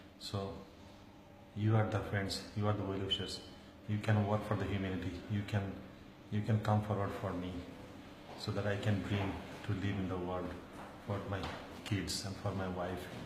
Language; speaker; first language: English; non-native, local second language; Bangla